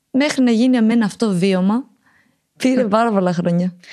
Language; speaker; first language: Greek; early bilingual, other home language; Romanian